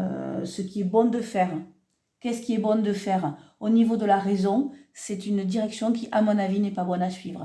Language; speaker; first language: French; native; French